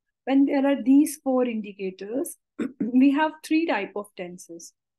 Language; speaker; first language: English; non-native, local second language; Hindi